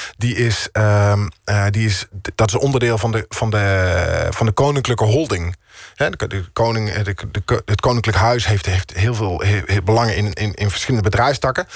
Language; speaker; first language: Dutch; native; Dutch